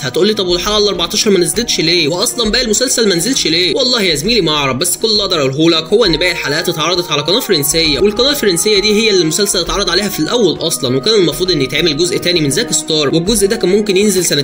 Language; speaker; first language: Arabic; native; Arabic